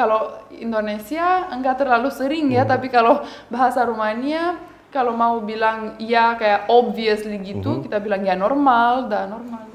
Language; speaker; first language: Indonesian; non-native, fluent; Romanian